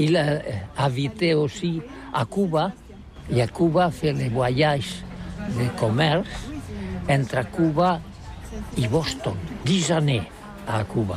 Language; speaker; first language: French; non-native, learner; Catalan